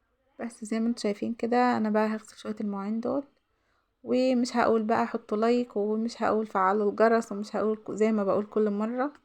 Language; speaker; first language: Arabic; native; Arabic